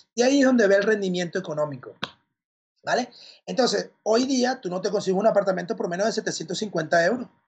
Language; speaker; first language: Spanish; native; Spanish